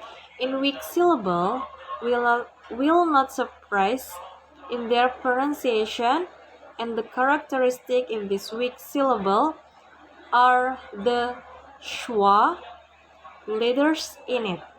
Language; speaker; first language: English; non-native, learner; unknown